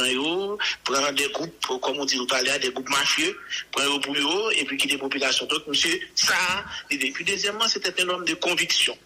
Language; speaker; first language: French; non-native, local second language; Haitian Creole